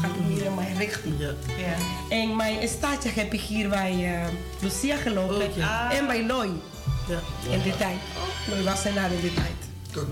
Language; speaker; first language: Dutch; non-native, learner; Spanish